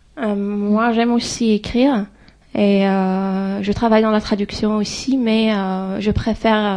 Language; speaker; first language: French; non-native, fluent; Arabic